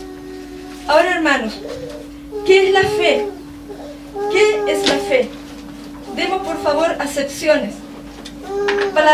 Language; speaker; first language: Spanish; native; Spanish